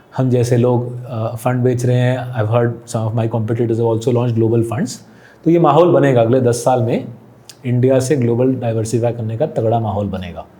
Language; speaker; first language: Hindi; non-native, local second language; Bangla